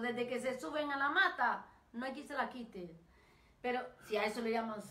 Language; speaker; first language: Spanish; native; Spanish